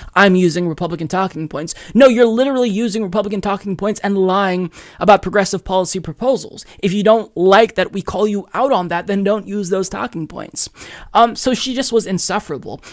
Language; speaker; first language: English; native; English